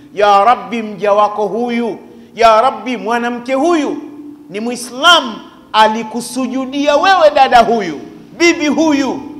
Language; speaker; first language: Swahili; native; Swahili